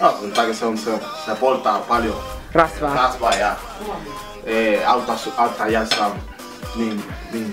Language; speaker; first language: Finnish; non-native, learner; Spanish